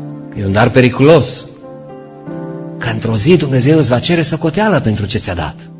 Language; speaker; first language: Romanian; native; Romanian